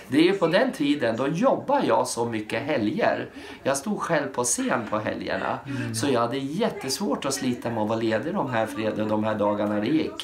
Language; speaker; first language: Swedish; native; Swedish